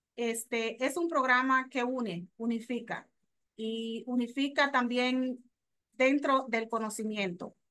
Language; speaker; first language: Spanish; native; Spanish